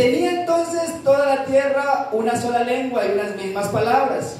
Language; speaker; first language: Spanish; native; Spanish